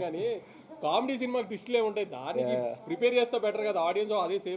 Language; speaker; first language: Telugu; native; Telugu